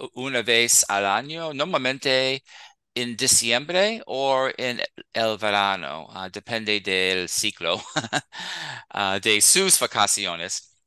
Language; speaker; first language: Spanish; non-native, fluent; English